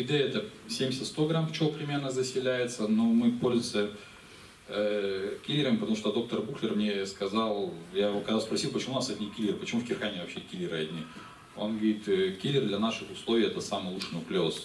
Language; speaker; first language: Russian; native; Russian